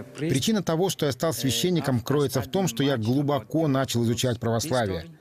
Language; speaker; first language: Russian; non-native, fluent; Swahili